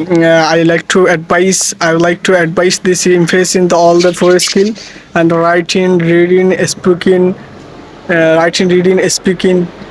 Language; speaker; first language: English; non-native, local second language; Bangla